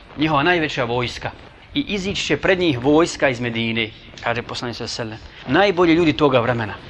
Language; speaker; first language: Bosnian; native; Bosnian